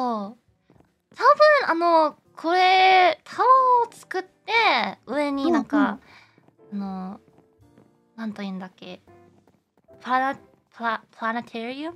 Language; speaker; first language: Japanese; non-native, learner; English